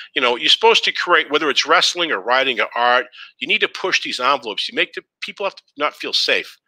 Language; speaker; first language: English; native; English